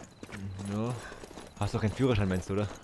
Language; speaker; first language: German; native; German